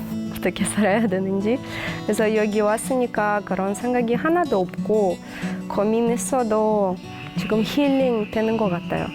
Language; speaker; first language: Korean; non-native, learner; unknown